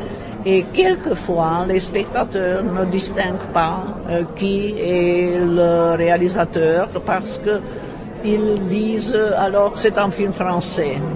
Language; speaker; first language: French; non-native, fluent; Czech